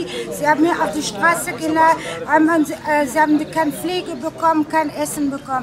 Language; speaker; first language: German; non-native, fluent; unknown